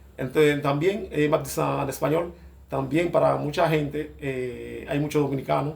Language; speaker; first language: Spanish; non-native, fluent; Haitian Creole